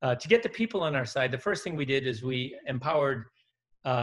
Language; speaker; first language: English; early bilingual, other home language; Dutch